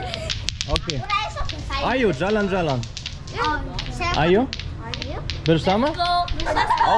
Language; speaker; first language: Indonesian; non-native, learner; German